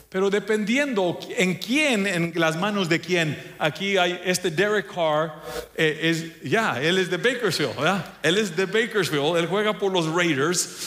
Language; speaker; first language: Spanish; early bilingual, heritage; Spanish